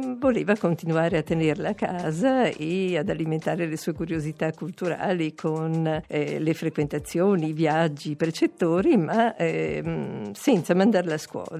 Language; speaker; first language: Italian; native; Italian